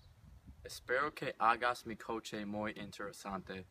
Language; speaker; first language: Spanish; non-native, learner; English